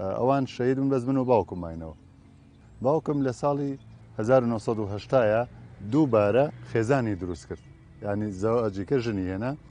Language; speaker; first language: Central Kurdish; native; Central Kurdish